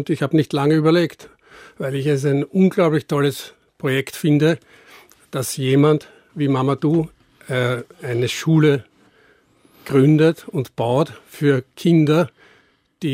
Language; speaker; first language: German; native; German